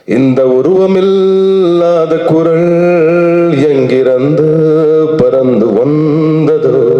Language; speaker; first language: Tamil; non-native, learner; Kannada